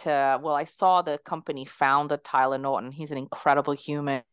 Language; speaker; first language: English; early bilingual, other home language; Spanish